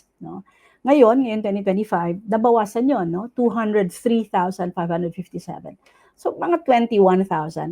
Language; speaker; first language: Filipino; non-native, local second language; Cebuano